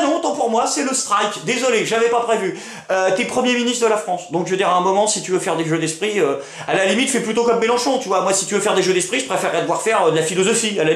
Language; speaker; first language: French; native; French